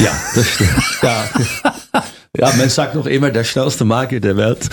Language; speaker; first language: German; non-native, fluent; Dutch